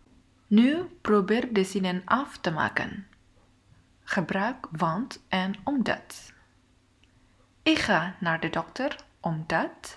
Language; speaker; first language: Dutch; non-native, learner; Indonesian